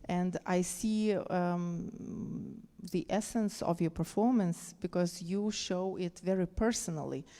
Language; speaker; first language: English; non-native, fluent; Lithuanian